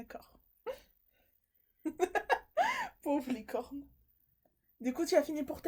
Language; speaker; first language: French; native; French